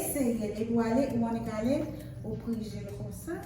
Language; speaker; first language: French; non-native, learner; Haitian Creole